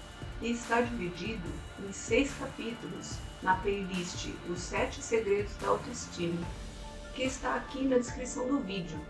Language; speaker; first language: Portuguese; native; Portuguese